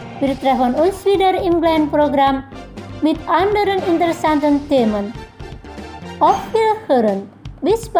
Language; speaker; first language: German; non-native, fluent; Indonesian